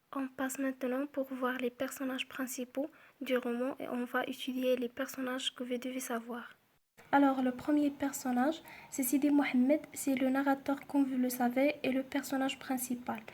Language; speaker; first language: French; non-native, local second language; Arabic